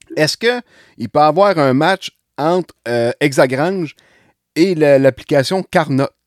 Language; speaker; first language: French; native; French